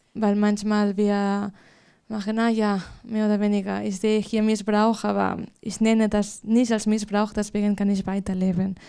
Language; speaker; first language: German; non-native, fluent; Spanish